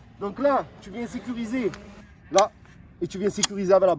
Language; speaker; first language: French; native; French